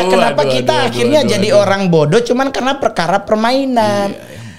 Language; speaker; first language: Indonesian; native; Indonesian